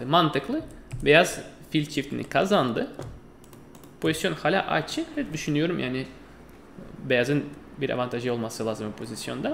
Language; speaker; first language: Turkish; non-native, fluent; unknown